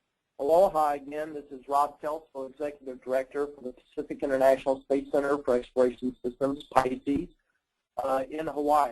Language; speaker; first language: English; native; English